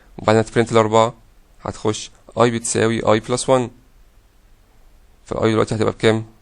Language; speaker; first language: Arabic; native; Arabic